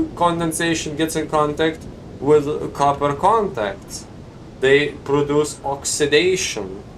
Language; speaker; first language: English; non-native, fluent; Lithuanian